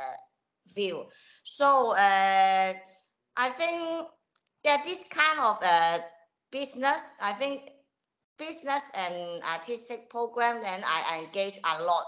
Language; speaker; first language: English; non-native, local second language; Cantonese